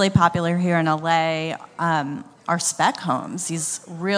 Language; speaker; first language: English; native; English